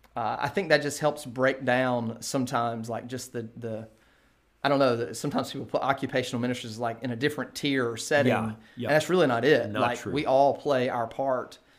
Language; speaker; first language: English; native; English